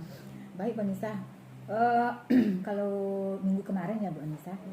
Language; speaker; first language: Indonesian; native; Indonesian